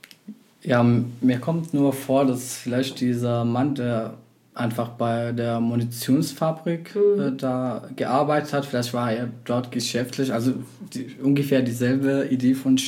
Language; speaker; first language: German; non-native, fluent; Arabic